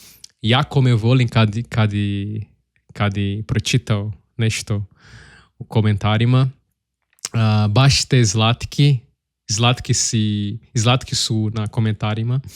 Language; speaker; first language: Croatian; non-native, learner; Portuguese